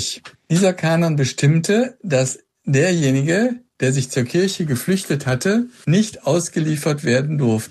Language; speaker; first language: German; native; German